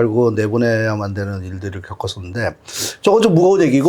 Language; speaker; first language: Korean; native; Korean